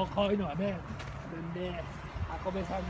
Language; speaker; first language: Japanese; native; Japanese